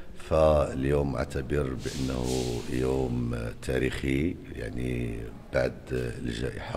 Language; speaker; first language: Arabic; native; Arabic